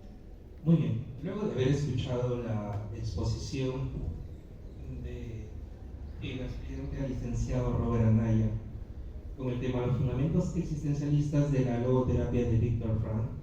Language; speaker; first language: Spanish; native; Spanish